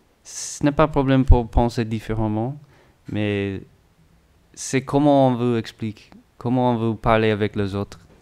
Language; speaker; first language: French; non-native, learner; English